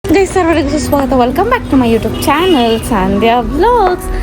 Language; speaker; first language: Kannada; native; Kannada